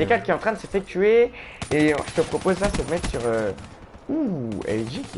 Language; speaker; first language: French; native; French